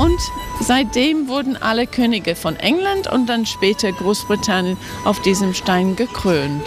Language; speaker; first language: German; non-native, fluent; English